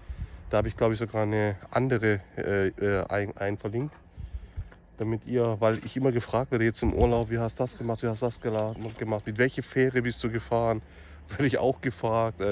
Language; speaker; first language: German; native; German